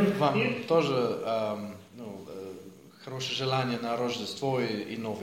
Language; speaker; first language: Russian; non-native, learner; Dutch